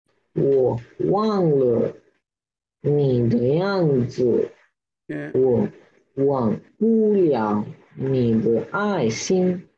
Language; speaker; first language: Chinese; non-native, learner; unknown